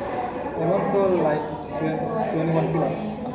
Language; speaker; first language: English; non-native, learner; Indonesian